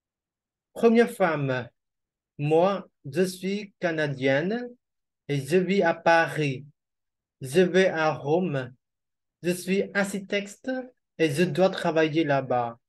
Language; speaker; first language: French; non-native, learner; Khmer